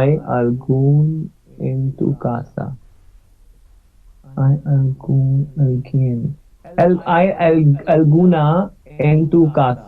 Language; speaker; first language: Spanish; non-native, learner; English